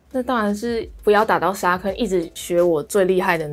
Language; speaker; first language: Chinese; native; Chinese